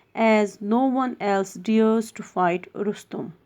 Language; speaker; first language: English; non-native, local second language; Urdu